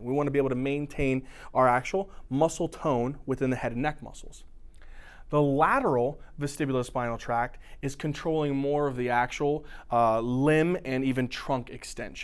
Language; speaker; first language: English; native; English